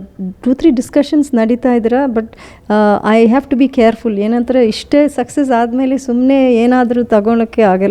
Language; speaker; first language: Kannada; non-native, learner; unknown